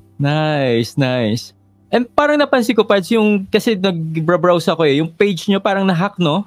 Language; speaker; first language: Filipino; native; Filipino